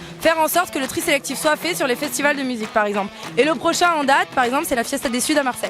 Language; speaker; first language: French; native; French